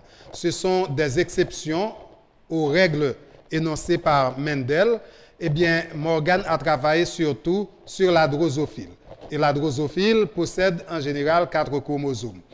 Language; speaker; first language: French; non-native, local second language; Haitian Creole